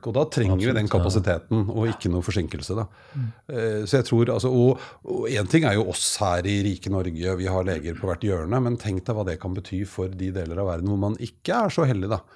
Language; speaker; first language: Norwegian; native; Norwegian